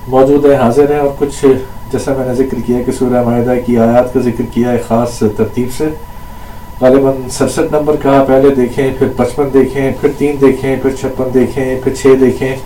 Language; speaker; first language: Urdu; native; Urdu